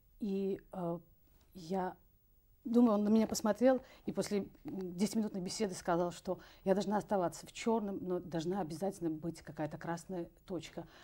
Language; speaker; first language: Russian; native; Russian